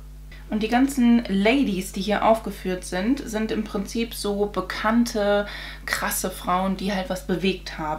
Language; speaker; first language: German; native; German